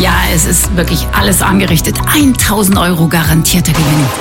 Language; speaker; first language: German; native; German